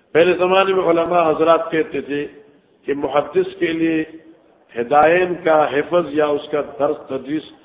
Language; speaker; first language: Urdu; non-native, local second language; Northern Hindko